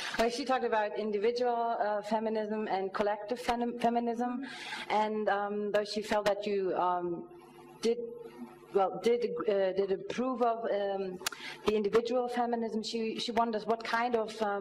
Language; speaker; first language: English; non-native, fluent; German